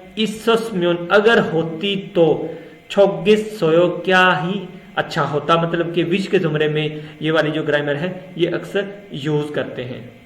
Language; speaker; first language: Urdu; non-native, local second language; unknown